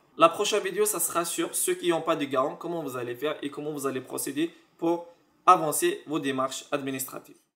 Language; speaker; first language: French; non-native, local second language; Arabic